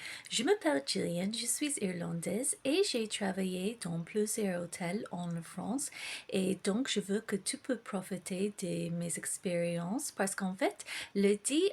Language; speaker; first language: French; non-native, fluent; English